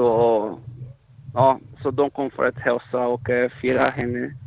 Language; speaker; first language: Swedish; non-native, fluent; Portuguese